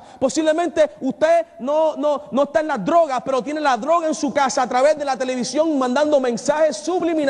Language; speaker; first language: Spanish; native; Spanish